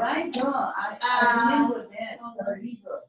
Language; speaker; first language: English; non-native, learner; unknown